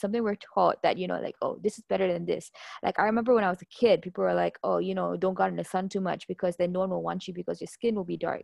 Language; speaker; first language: English; native; English